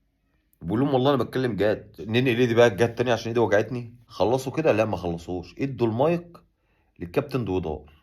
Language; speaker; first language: Arabic; native; Arabic